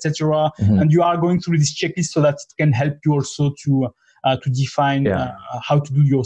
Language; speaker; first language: English; non-native, fluent; French